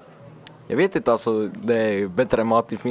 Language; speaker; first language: Swedish; early bilingual, other home language; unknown